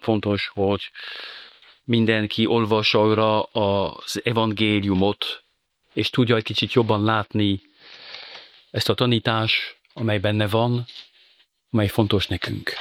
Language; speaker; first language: Hungarian; non-native, fluent; French